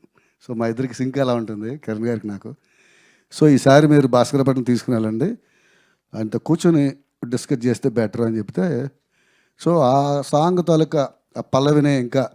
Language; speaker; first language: Telugu; native; Telugu